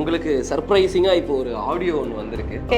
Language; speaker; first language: Tamil; native; Tamil